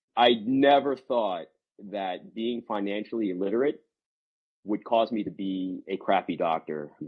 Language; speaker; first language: English; native; English